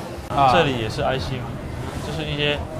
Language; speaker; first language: Chinese; native; Chinese